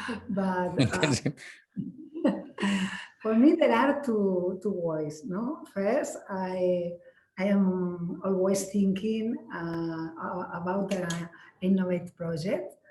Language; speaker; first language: English; non-native, learner; Spanish